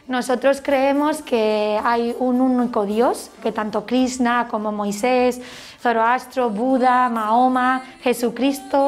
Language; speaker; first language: Spanish; native; Spanish